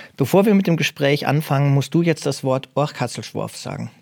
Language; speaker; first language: German; native; German